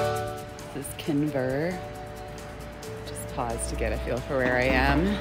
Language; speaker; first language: English; native; English